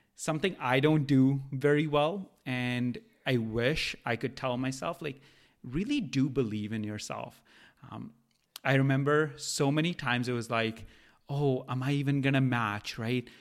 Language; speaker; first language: English; non-native, local second language; Punjabi